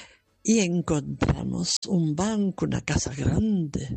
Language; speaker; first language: Spanish; non-native, fluent; German